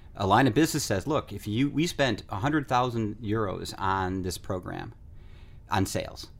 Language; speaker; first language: English; native; English